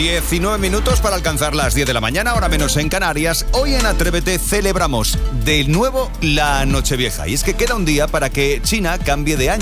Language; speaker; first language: Spanish; native; Spanish